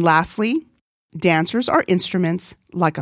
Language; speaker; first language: English; non-native, fluent; Korean